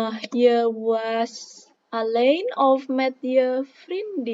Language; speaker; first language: Dutch; non-native, fluent; Indonesian